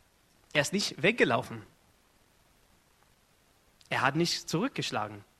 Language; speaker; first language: German; non-native, fluent; Arabic